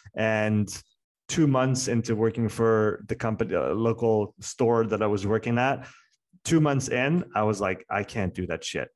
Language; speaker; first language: English; non-native, fluent; French